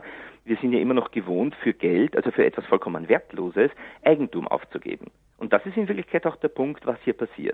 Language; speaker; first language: German; native; German